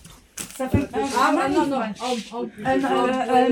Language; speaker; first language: French; native; French